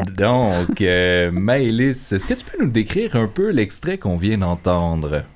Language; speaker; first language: French; native; French